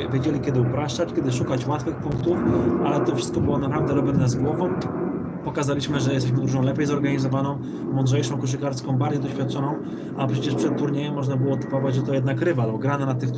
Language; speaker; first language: Polish; native; Polish